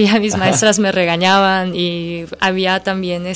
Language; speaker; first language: Spanish; non-native, fluent; Korean